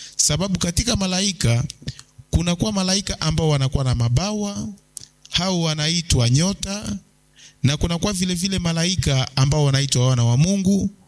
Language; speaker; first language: Swahili; native; Swahili